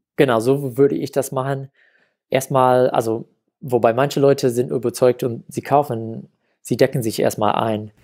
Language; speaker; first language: German; non-native, fluent; English